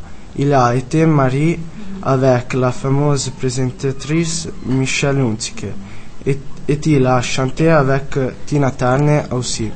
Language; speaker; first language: French; non-native, learner; Italian